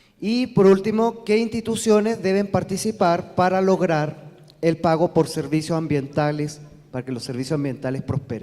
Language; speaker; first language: Spanish; native; Spanish